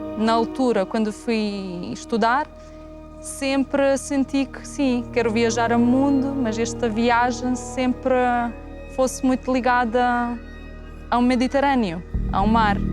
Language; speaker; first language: Portuguese; non-native, fluent; Slovenian